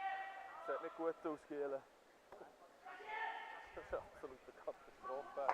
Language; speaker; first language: German; native; German